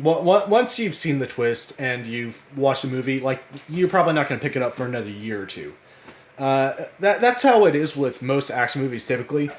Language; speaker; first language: English; native; English